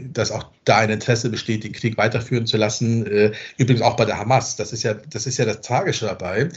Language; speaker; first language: German; native; German